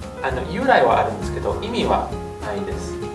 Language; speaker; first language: Japanese; non-native, fluent; English